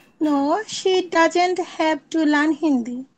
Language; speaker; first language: English; non-native, learner; Bangla